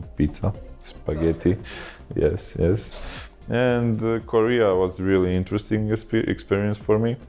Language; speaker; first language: English; non-native, fluent; Croatian